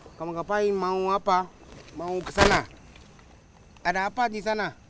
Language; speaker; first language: Indonesian; non-native, learner; Japanese